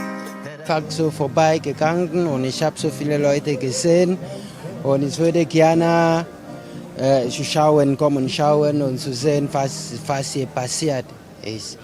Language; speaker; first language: German; non-native, fluent; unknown